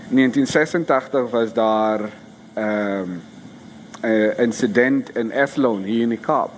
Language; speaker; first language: Afrikaans; non-native, local second language; Xhosa